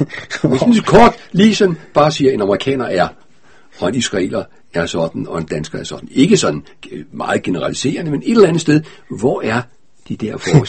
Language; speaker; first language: Danish; native; Danish